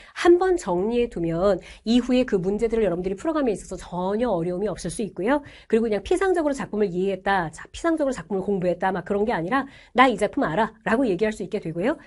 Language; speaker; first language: Korean; native; Korean